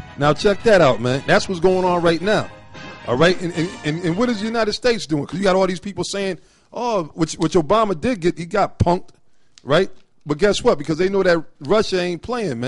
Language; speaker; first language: English; native; English